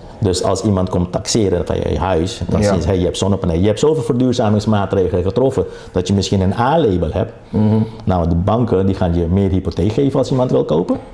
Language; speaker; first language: Dutch; early bilingual, other home language; Caribbean Hindustani